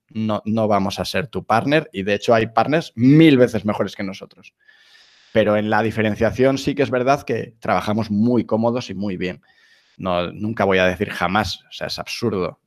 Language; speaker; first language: Spanish; native; Spanish